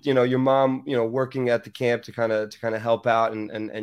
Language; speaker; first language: English; native; English